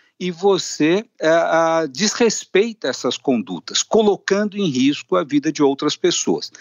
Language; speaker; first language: Portuguese; native; Portuguese